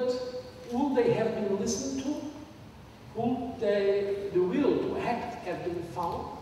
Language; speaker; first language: English; non-native, fluent; Portuguese